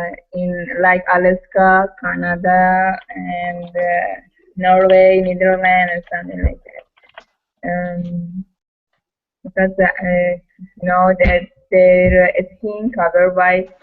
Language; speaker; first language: English; non-native, learner; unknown